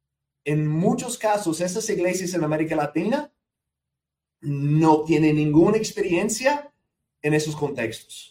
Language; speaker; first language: Spanish; non-native, fluent; English